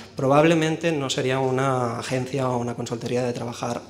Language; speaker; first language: Spanish; native; Spanish